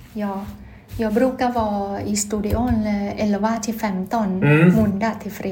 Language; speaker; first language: Swedish; non-native, learner; Thai